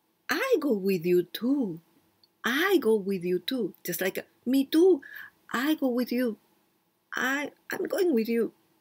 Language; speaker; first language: English; non-native, fluent; Japanese